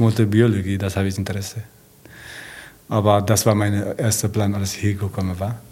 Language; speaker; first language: German; non-native, learner; Tigrinya